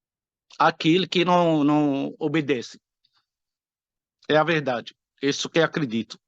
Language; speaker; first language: Portuguese; non-native, fluent; Arabic